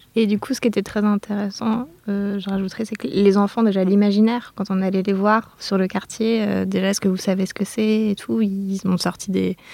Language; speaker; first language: French; native; French